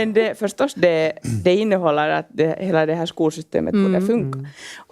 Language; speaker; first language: Swedish; non-native, local second language; Finnish